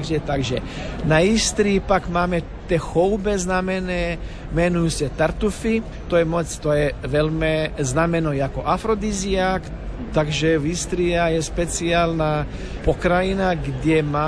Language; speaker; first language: Slovak; non-native, learner; Croatian